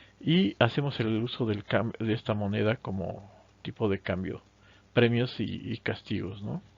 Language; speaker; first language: Spanish; native; Spanish